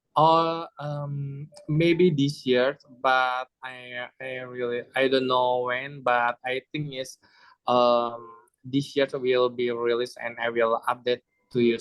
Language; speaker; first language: English; non-native, learner; Indonesian